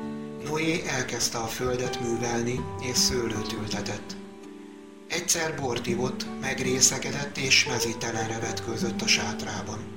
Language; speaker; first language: Hungarian; native; Hungarian